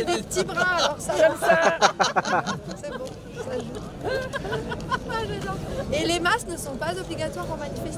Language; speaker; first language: French; native; French